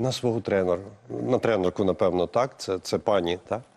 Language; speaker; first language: Ukrainian; native; Ukrainian